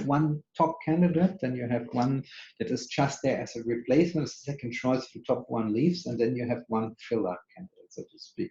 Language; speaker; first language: English; non-native, fluent; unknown